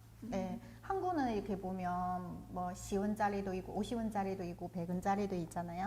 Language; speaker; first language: Korean; non-native, fluent; Chinese